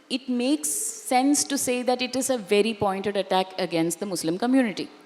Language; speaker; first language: English; non-native, local second language; Malayalam